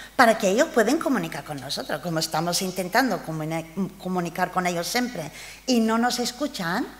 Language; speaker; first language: Spanish; non-native, fluent; English